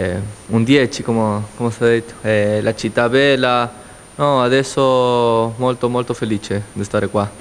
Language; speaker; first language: Italian; non-native, learner; Spanish